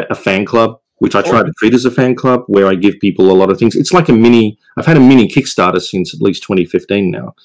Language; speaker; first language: English; native; English